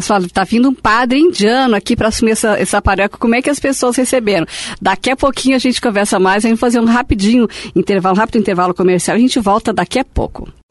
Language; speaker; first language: Portuguese; native; Portuguese